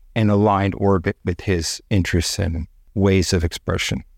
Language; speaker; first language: English; native; English